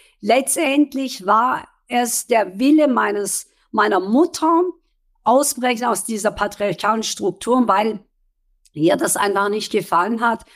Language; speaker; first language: German; early bilingual, other home language; Kurdish